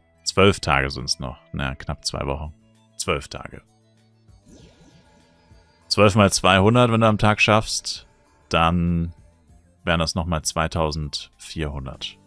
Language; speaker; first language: German; native; German